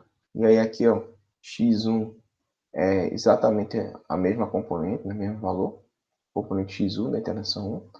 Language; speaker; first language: Portuguese; native; Portuguese